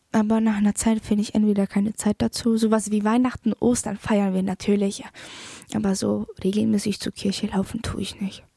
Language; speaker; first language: German; early bilingual, other home language; Polish